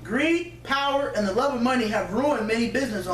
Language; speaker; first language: English; native; English